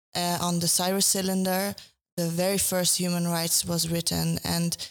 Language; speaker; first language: English; non-native, fluent; Persian